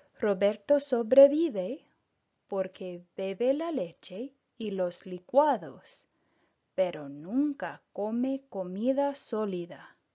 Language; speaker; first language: Spanish; non-native, fluent; English